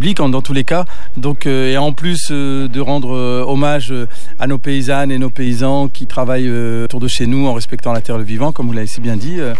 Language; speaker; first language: French; native; French